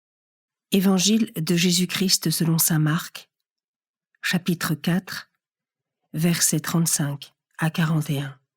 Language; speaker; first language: French; native; French